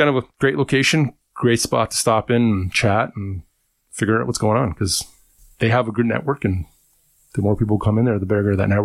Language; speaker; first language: English; native; English